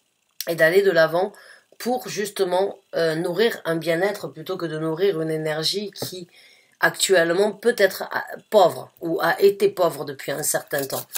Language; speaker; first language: French; native; French